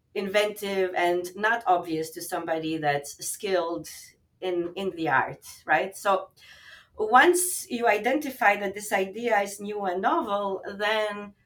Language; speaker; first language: English; non-native, fluent; Albanian